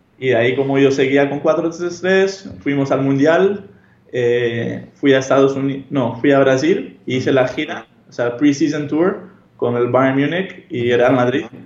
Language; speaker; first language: Spanish; non-native, fluent; Hebrew